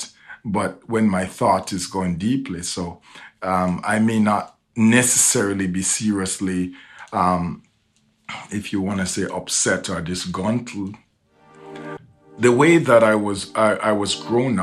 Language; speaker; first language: English; non-native, local second language; Jamaican Creole English